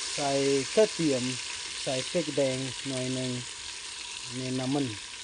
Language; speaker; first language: Thai; non-native, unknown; Urdu